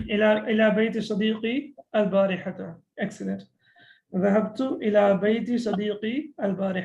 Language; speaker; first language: Arabic; non-native, fluent; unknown